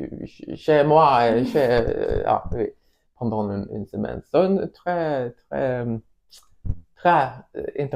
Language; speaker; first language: French; non-native, learner; Swedish